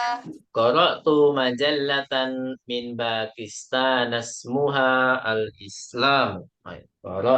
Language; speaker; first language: Arabic; non-native, learner; Indonesian